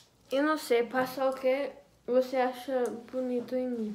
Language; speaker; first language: Portuguese; non-native, learner; English